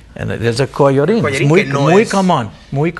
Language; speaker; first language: Spanish; non-native, learner; English